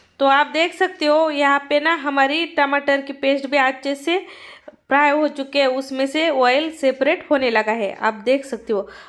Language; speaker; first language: Hindi; non-native, local second language; Marathi